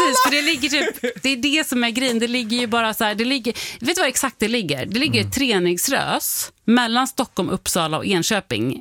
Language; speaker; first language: Swedish; native; Swedish